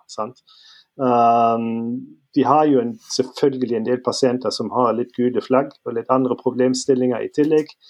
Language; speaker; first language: Norwegian; non-native, fluent; German